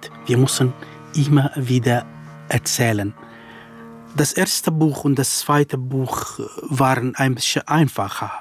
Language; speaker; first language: German; non-native, fluent; Kurdish